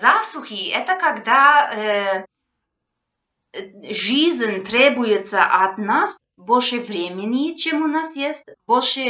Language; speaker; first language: Russian; non-native, fluent; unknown